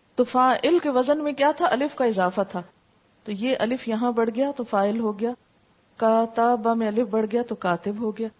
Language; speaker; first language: Urdu; native; Urdu